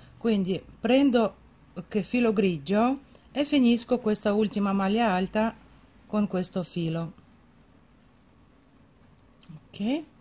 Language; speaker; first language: Italian; non-native, fluent; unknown